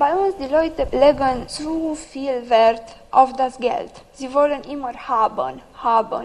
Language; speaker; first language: German; non-native, learner; Romanian